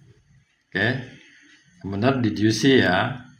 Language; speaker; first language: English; non-native, fluent; Indonesian